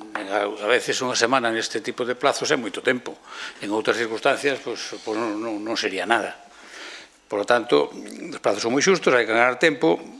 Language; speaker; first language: Galician; native; Galician